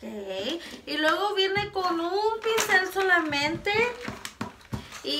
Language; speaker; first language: Spanish; early bilingual, heritage; Spanish